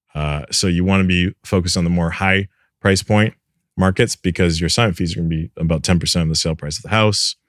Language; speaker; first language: English; native; English